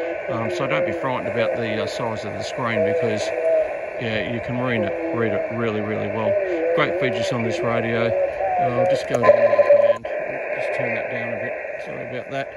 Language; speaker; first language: English; native; English